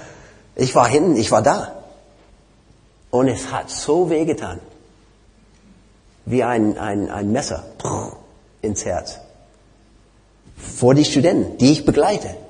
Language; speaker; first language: German; non-native, fluent; English